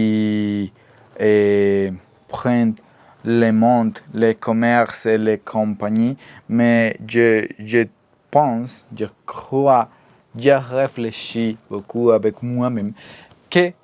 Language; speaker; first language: French; non-native, learner; Spanish